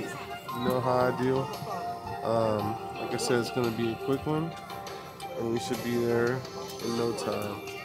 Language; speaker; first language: English; native; English